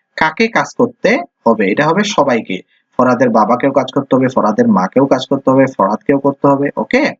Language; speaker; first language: Bangla; native; Bangla